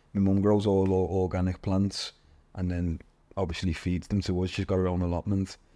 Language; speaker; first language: English; native; English